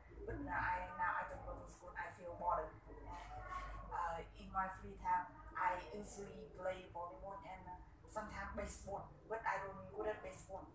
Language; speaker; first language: English; non-native, learner; Vietnamese